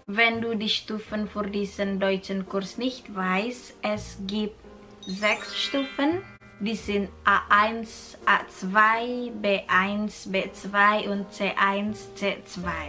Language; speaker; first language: German; non-native, fluent; Indonesian